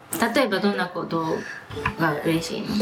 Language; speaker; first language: Japanese; native; Japanese